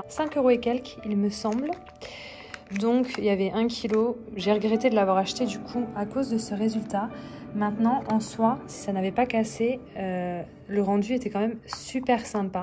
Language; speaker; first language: French; native; French